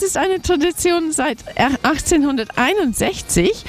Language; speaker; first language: German; non-native, fluent; English